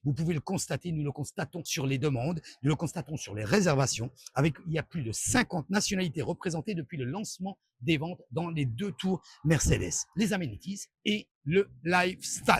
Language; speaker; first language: French; native; French